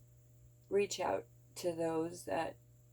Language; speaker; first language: English; native; English